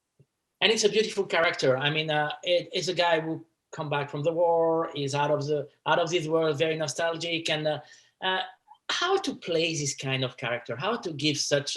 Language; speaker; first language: English; non-native, fluent; French